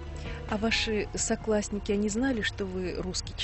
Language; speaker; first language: Russian; native; Russian